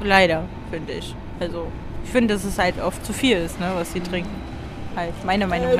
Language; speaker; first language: German; native; German